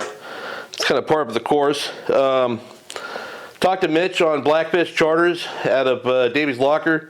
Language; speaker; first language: English; native; English